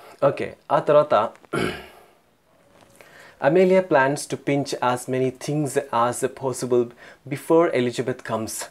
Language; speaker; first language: English; non-native, local second language; Telugu